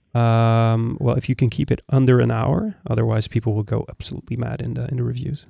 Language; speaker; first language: English; non-native, fluent; Dutch